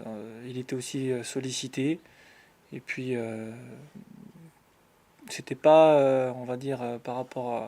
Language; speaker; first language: French; native; French